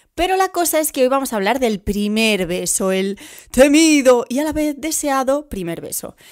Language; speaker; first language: Spanish; native; Spanish